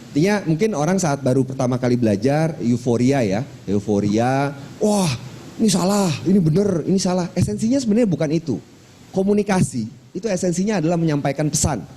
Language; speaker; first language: Indonesian; non-native, local second language; Minangkabau